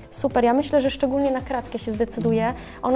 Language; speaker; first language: Polish; native; Polish